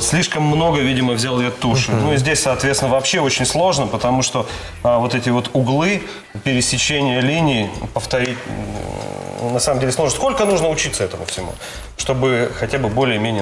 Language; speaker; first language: Russian; native; Russian